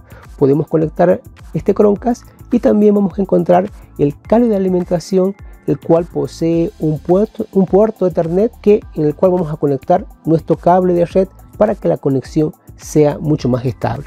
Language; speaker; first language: Spanish; native; Spanish